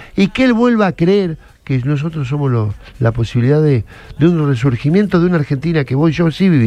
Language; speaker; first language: Spanish; native; Spanish